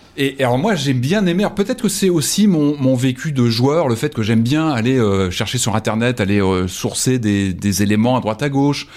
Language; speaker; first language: French; native; French